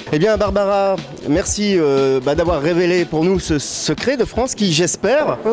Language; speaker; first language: French; native; French